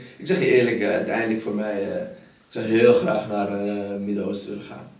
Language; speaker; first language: Dutch; early bilingual, other home language; Riffian